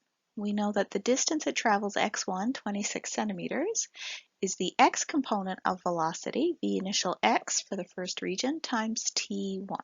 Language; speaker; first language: English; native; English